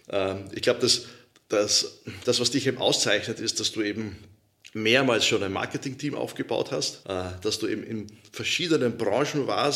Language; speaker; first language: German; native; German